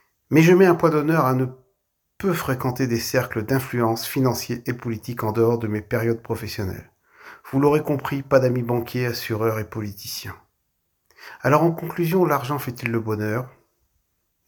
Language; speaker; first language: French; native; French